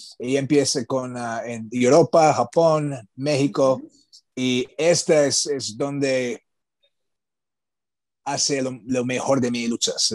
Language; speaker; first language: Spanish; non-native, learner; English